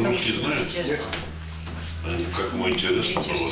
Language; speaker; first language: Russian; native; Russian